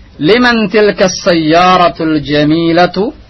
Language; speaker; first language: Arabic; non-native, fluent; Indonesian